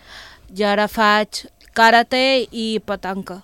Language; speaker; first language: Catalan; non-native, local second language; Spanish